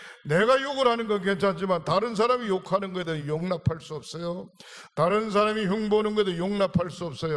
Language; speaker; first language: Korean; native; Korean